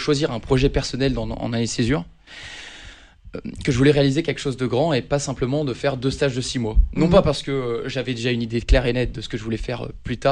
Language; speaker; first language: French; native; French